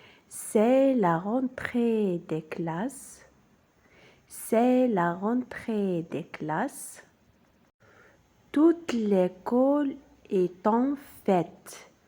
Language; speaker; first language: French; non-native, local second language; Arabic